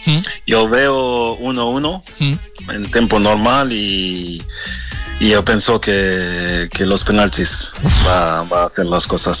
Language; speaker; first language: Spanish; non-native, fluent; French